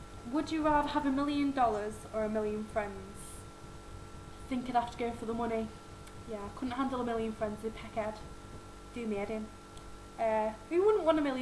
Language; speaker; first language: English; native; English